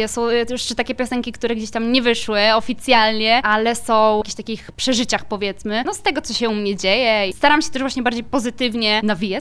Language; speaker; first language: Polish; native; Polish